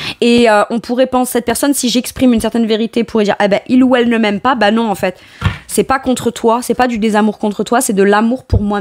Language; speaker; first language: French; native; French